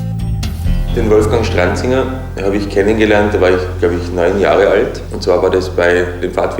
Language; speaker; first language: German; native; German